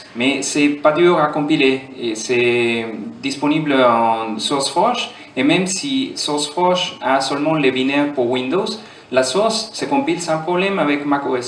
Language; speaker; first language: French; non-native, fluent; German